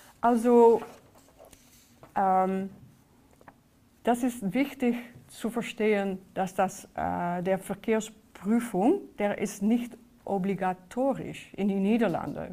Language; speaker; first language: German; non-native, fluent; Dutch